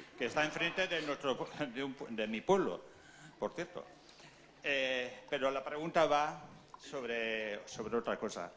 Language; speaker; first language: Spanish; native; Spanish